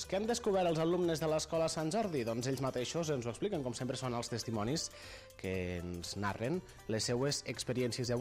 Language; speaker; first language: Catalan; native; Catalan